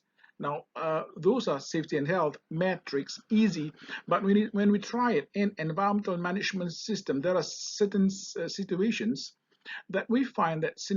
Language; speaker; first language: English; non-native, local second language; Malay